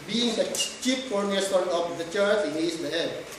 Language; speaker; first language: English; non-native, local second language; Filipino